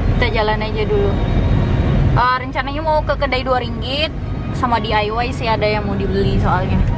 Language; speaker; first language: Indonesian; native; Indonesian